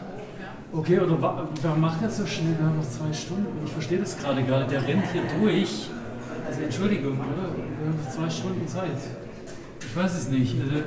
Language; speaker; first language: German; native; German